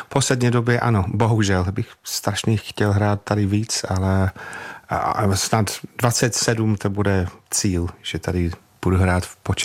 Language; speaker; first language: Czech; non-native, fluent; English